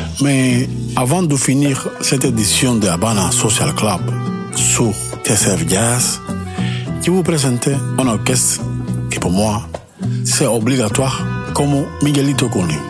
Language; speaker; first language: French; non-native, learner; Spanish